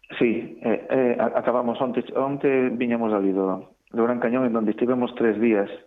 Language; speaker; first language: Galician; native; Galician